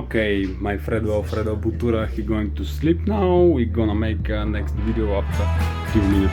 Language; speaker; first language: English; non-native, learner; Bulgarian